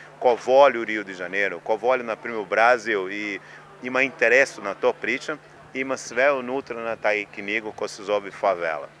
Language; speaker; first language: Serbian; non-native, learner; Portuguese